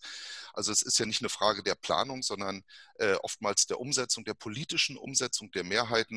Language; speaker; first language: German; native; German